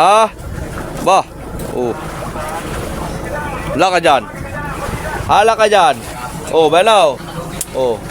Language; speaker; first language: Filipino; native; Filipino